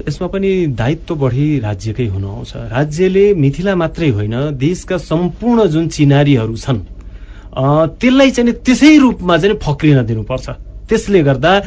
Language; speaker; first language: Nepali; non-native, local second language; Maithili